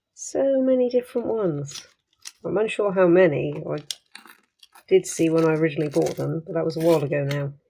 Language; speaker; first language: English; native; English